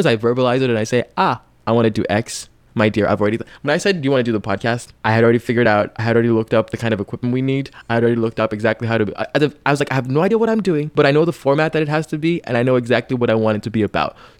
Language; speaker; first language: English; non-native, local second language; Yoruba